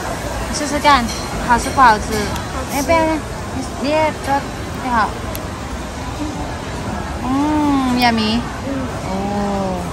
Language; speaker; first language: Chinese; non-native, learner; Filipino